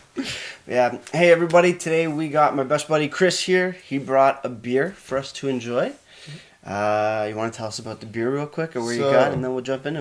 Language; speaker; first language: English; native; English